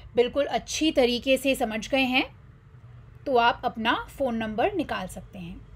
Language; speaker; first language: Hindi; native; Hindi